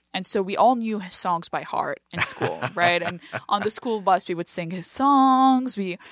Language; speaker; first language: English; non-native, fluent; French